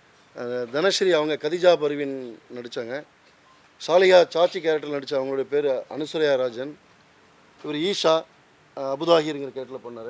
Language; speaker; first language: Tamil; native; Tamil